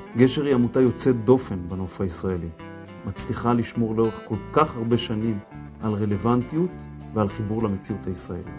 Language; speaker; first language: Hebrew; native; Hebrew